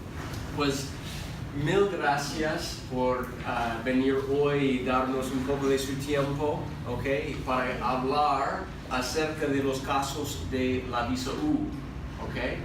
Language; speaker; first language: Spanish; non-native, fluent; English